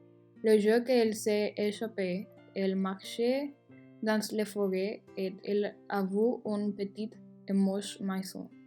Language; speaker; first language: French; non-native, learner; Spanish